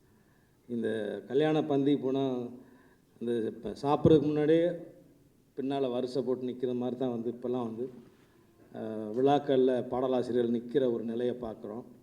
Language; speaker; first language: Tamil; native; Tamil